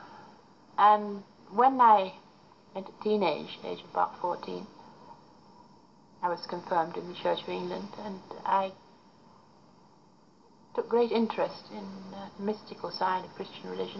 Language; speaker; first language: English; native; English